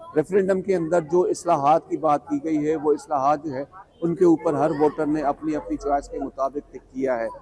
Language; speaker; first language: Urdu; non-native, local second language; Sindhi